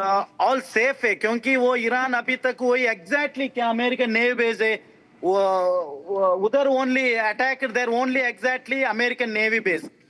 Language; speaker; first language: Hindi; non-native, local second language; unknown